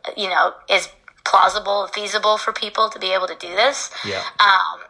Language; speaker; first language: English; native; English